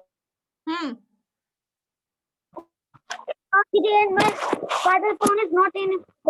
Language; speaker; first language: English; non-native, learner; Hindi